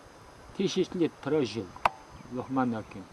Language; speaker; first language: Russian; non-native, local second language; Uyghur